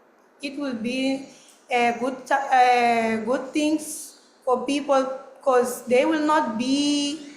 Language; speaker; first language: English; non-native, learner; Portuguese